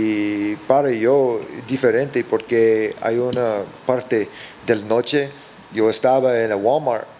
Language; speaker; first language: Spanish; early bilingual, heritage; English